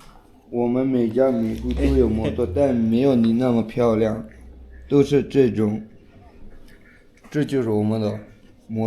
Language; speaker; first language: Chinese; non-native, local second language; Tibetan